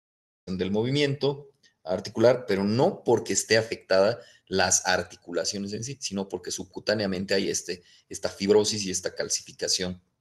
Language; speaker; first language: Spanish; native; Spanish